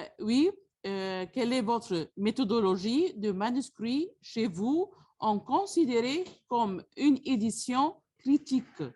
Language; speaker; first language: French; non-native, fluent; Arabic